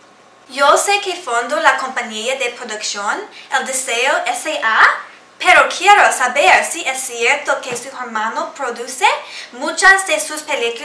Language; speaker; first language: Spanish; non-native, learner; English